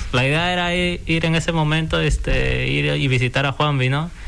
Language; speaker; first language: Spanish; native; Spanish